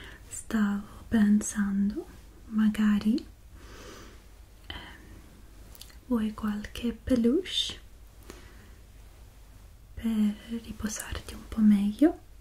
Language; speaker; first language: Italian; early bilingual, other home language; English